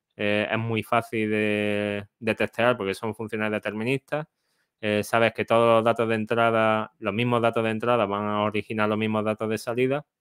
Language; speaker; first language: Spanish; native; Spanish